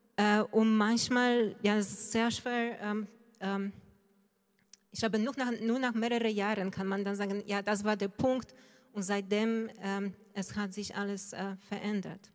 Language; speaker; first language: German; non-native, fluent; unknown